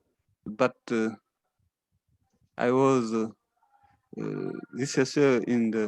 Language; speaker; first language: English; non-native, learner; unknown